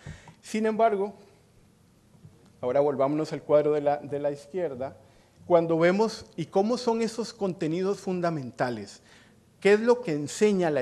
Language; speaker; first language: Spanish; native; Spanish